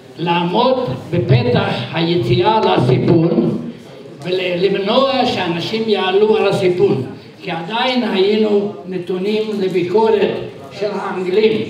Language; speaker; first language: Hebrew; non-native, fluent; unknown